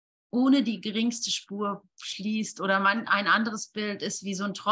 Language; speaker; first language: German; native; German